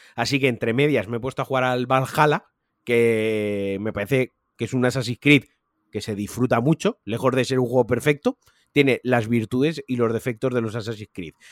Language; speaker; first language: Spanish; native; Spanish